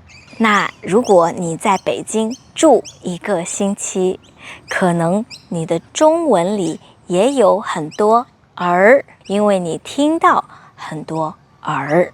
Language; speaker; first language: Chinese; non-native, fluent; English